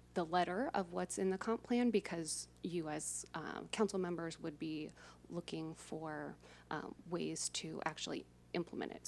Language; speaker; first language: English; native; English